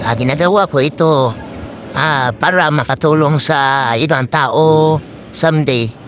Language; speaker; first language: Filipino; non-native, local second language; Cebuano